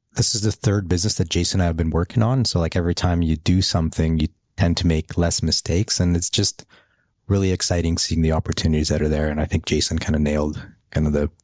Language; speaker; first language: English; early bilingual, other home language; Polish